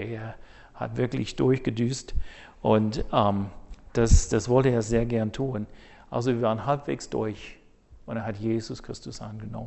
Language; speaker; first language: German; non-native, fluent; English